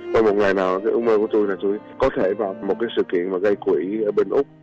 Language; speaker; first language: Vietnamese; early bilingual, heritage; Vietnamese